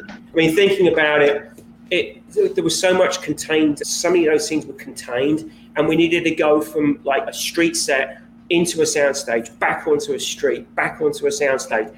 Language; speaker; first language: English; native; English